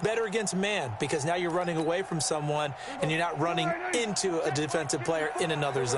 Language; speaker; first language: English; native; English